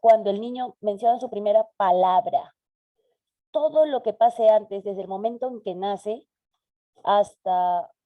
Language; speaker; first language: Spanish; native; Spanish